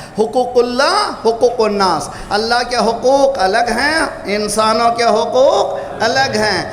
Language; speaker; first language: Urdu; native; Urdu